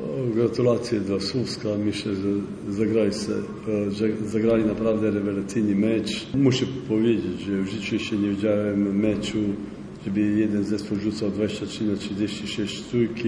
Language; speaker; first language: Polish; non-native, fluent; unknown